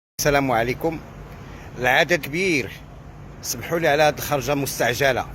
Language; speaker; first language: Arabic; native; Arabic